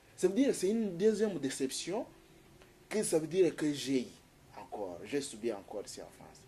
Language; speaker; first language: French; non-native, fluent; Kinyarwanda